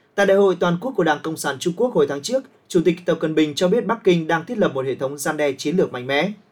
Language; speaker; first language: Vietnamese; native; Vietnamese